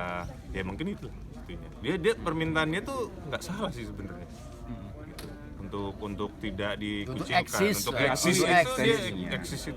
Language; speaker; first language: Indonesian; native; Indonesian